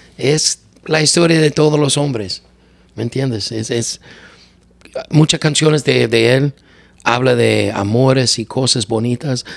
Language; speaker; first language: Spanish; non-native, learner; English